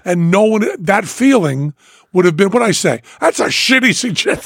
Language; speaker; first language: English; native; English